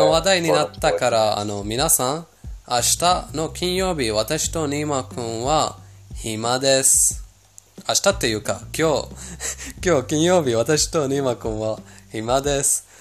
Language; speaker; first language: Japanese; non-native, fluent; Persian